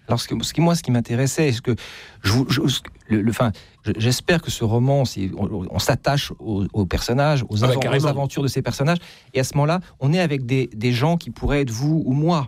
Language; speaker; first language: French; native; French